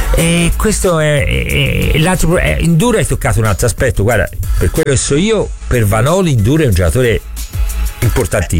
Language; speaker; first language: Italian; native; Italian